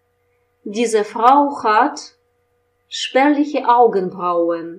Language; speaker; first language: German; non-native, fluent; Russian